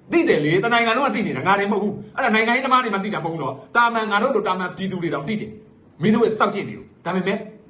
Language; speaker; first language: Burmese; native; Burmese